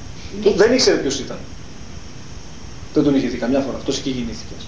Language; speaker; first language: Greek; native; Greek